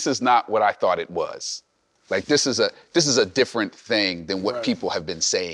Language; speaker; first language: English; native; English